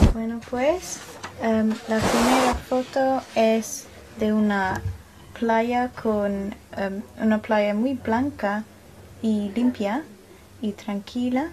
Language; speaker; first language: Spanish; non-native, learner; English